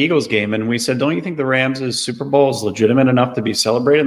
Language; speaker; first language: English; native; English